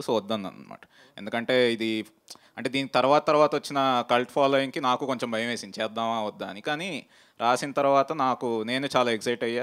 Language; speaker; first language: Telugu; native; Telugu